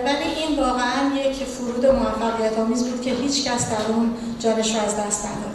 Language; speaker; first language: Persian; native; Persian